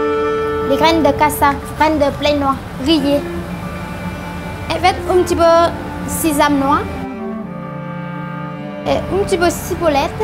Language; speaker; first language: French; non-native, learner; Vietnamese